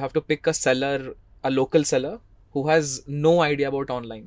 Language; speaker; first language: English; non-native, local second language; Odia